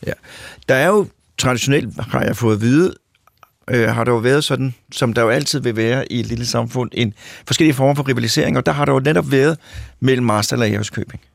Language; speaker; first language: Danish; native; Danish